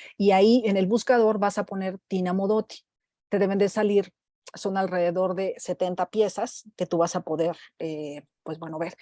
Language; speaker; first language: Spanish; native; Spanish